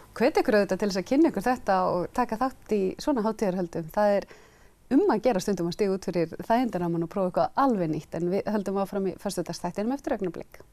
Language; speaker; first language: Icelandic; native; Icelandic